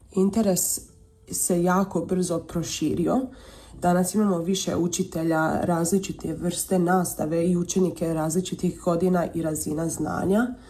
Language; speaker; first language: Croatian; early bilingual, heritage; Croatian